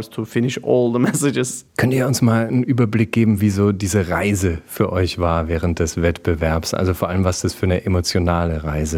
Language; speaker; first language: German; native; German